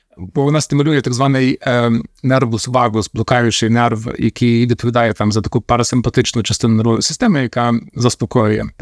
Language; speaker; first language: Ukrainian; native; Ukrainian